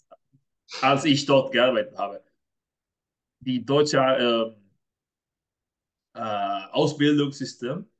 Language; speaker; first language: German; non-native, fluent; Spanish